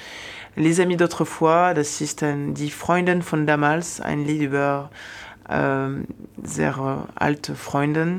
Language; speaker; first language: German; non-native, fluent; French